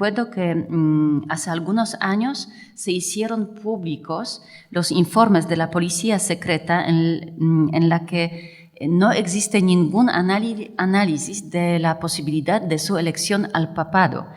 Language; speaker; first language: Spanish; non-native, fluent; Polish